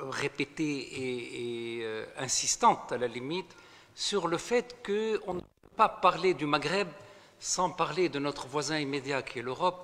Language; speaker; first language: French; non-native, local second language; Arabic